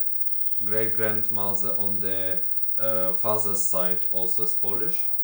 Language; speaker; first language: English; non-native, fluent; Ukrainian